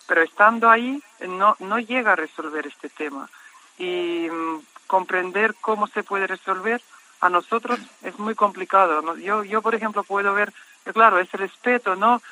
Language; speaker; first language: Spanish; non-native, fluent; Russian